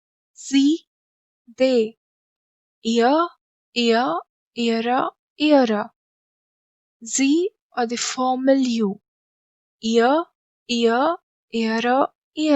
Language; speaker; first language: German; non-native, fluent; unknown